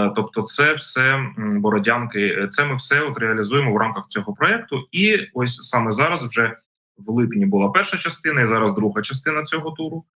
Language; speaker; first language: Ukrainian; native; Ukrainian